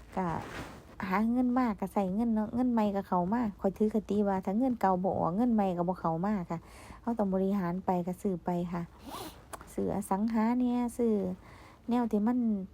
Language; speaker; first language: Thai; native; Thai